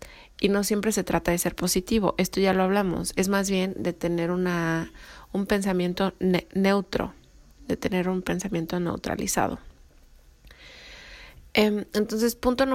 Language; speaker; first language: Spanish; native; Spanish